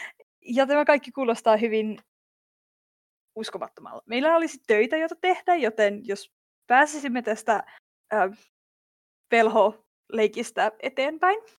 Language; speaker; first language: Finnish; native; Finnish